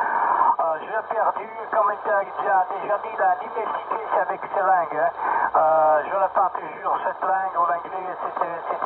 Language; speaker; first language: French; non-native, learner; Italian